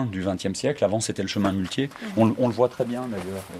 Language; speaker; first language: French; native; French